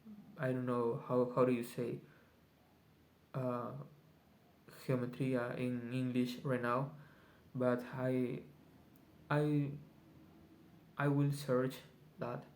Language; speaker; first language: English; non-native, learner; Spanish